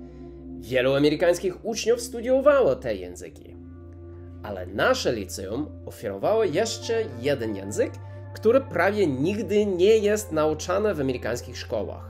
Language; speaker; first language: Polish; non-native, learner; English